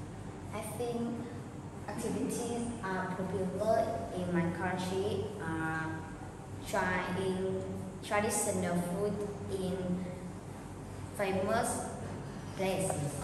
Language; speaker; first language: English; non-native, learner; Vietnamese